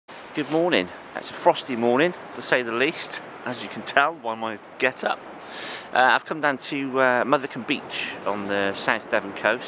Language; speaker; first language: English; native; English